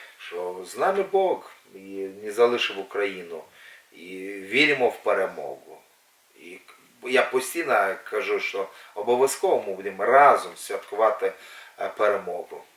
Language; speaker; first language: Ukrainian; non-native, local second language; Russian